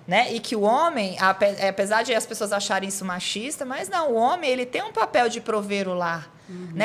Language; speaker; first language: Portuguese; native; Portuguese